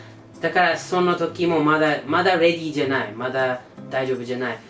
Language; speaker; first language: Japanese; non-native, learner; English